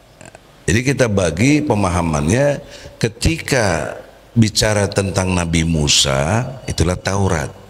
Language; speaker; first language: Indonesian; native; Indonesian